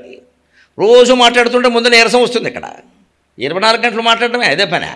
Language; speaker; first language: Telugu; native; Telugu